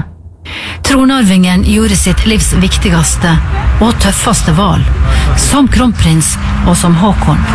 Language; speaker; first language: Norwegian; native; Norwegian